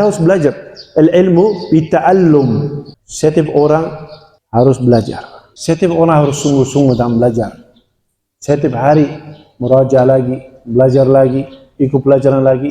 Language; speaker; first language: Indonesian; non-native, fluent; Dutch